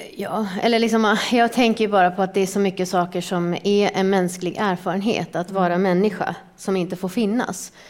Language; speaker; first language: Swedish; early bilingual, other home language; Persian